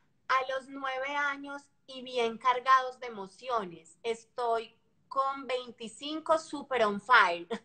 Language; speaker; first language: Spanish; native; Spanish